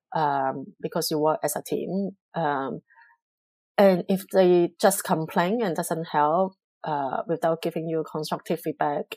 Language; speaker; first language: English; non-native, local second language; Cantonese